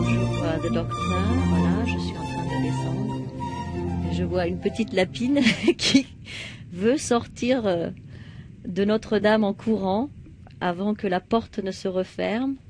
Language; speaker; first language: French; native; French